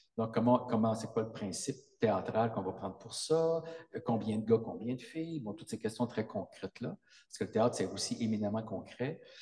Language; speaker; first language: French; native; French